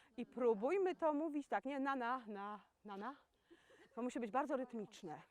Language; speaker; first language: Polish; native; Polish